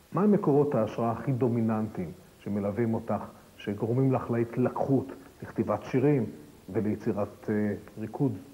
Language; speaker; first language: Hebrew; native; Hebrew